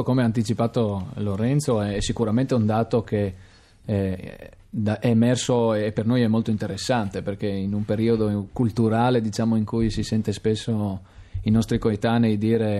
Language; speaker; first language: Italian; native; Italian